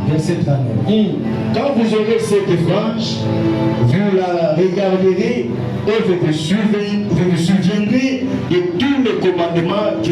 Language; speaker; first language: French; non-native, local second language; Lingala